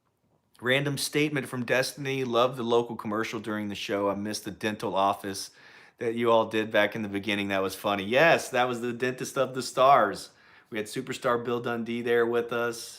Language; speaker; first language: English; native; English